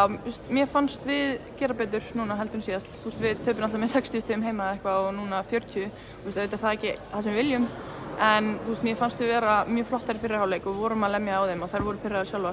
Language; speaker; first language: Icelandic; native; Icelandic